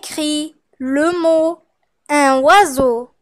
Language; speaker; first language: French; non-native, fluent; Arabic